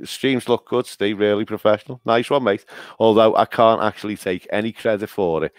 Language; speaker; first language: English; native; English